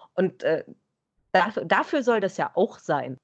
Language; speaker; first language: German; native; German